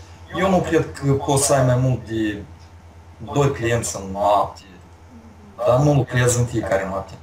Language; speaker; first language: Romanian; non-native, local second language; Russian